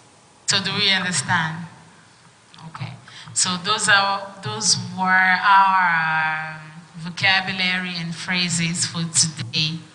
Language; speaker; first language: English; non-native, fluent; French